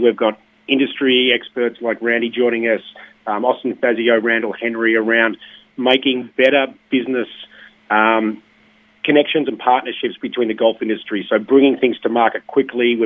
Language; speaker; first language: English; native; English